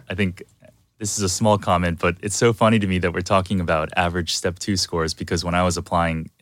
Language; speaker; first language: English; early bilingual, other home language; Korean